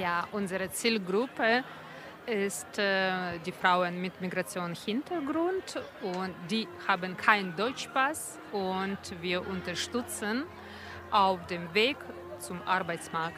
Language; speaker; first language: German; non-native, fluent; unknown